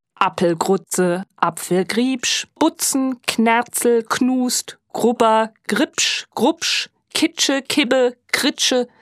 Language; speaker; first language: German; native; German